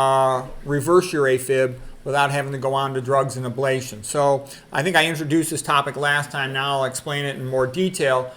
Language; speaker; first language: English; native; English